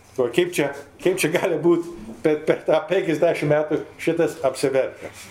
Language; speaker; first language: Lithuanian; early bilingual, heritage; Lithuanian